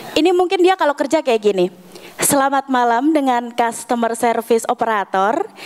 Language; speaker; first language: Indonesian; native; Indonesian